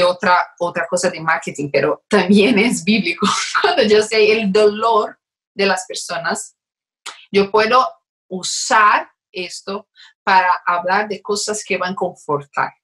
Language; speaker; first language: Spanish; non-native, fluent; Portuguese